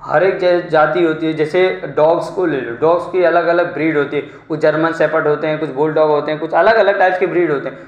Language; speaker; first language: Hindi; non-native, local second language; Marathi